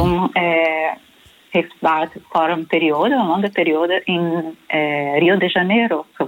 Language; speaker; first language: Dutch; non-native, learner; Portuguese